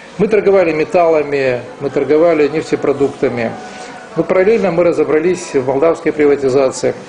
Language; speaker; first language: Russian; non-native, local second language; Romanian